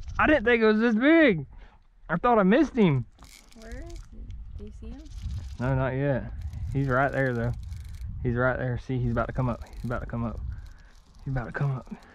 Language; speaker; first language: English; native; English